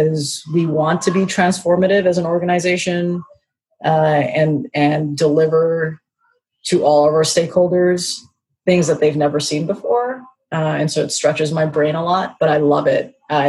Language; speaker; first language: English; native; English